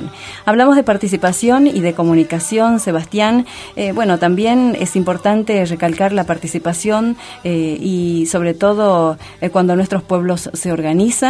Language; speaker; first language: Spanish; native; Spanish